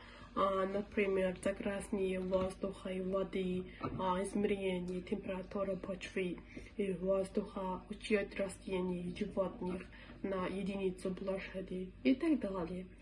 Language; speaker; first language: Russian; non-native, learner; Mongolian